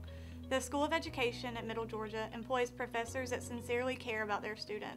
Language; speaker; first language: English; native; English